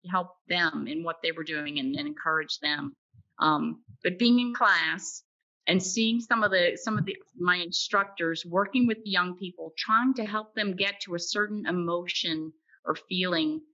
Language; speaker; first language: English; native; English